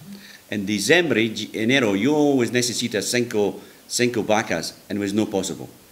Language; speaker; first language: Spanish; non-native, learner; English